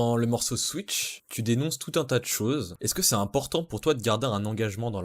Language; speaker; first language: French; native; French